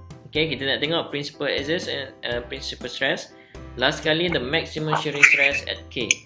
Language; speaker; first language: English; non-native, local second language; Malay